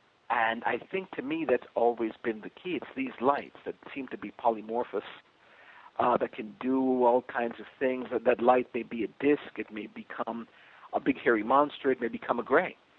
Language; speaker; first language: English; early bilingual, other home language; Spanish